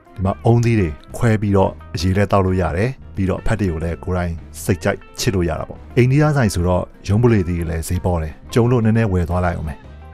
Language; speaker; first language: Burmese; native; Burmese